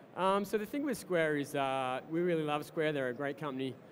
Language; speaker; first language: English; native; English